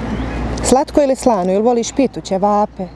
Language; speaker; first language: Bosnian; native; Bosnian